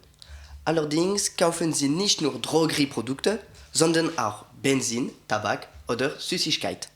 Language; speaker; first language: German; non-native, learner; French